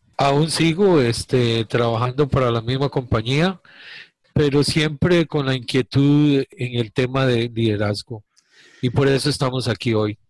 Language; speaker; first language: Spanish; native; Spanish